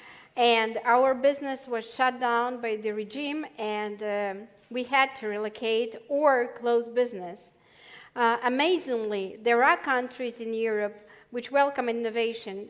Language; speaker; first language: English; non-native, fluent; Russian